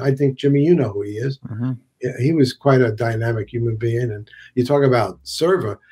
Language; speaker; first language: English; native; English